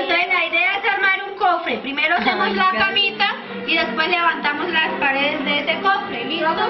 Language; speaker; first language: Spanish; native; Spanish